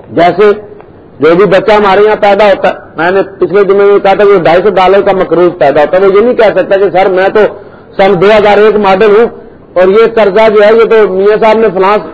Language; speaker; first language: Urdu; native; Urdu